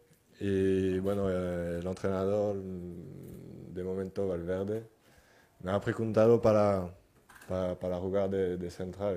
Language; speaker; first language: Spanish; non-native, fluent; French